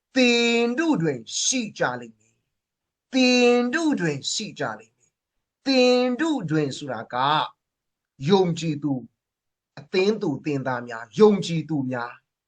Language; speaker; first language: Burmese; non-native, local second language; Hakha Chin